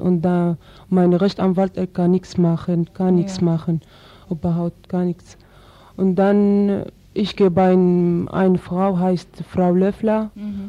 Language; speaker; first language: German; non-native, learner; Arabic